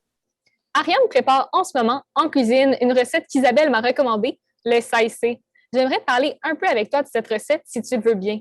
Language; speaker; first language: French; native; French